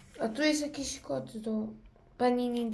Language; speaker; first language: Polish; early bilingual, heritage; Polish